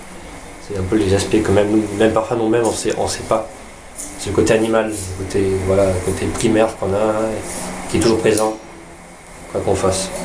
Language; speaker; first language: French; native; French